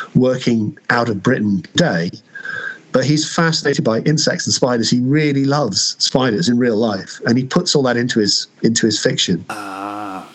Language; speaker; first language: English; native; English